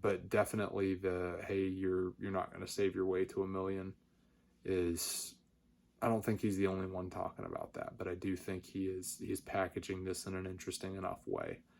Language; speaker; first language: English; native; English